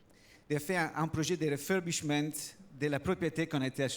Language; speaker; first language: French; non-native, learner; Italian